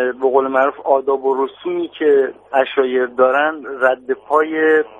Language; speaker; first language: Persian; native; Persian